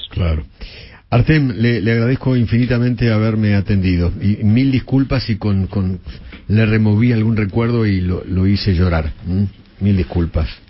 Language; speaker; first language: Spanish; native; Spanish